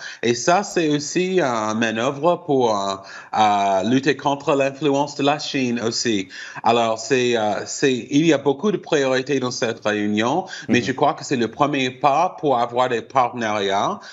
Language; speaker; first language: French; non-native, fluent; English